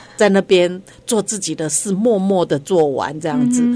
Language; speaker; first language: Chinese; non-native, local second language; Hakka Chinese